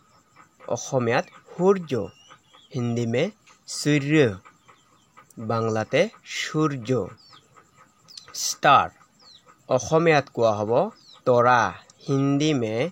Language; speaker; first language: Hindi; non-native, local second language; Assamese